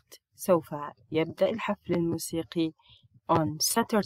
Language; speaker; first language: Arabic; native; Arabic